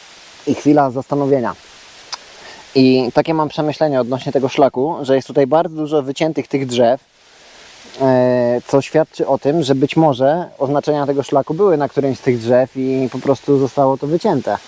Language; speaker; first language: Polish; native; Polish